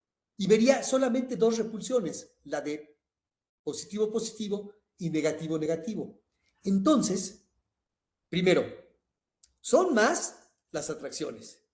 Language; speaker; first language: Spanish; native; Spanish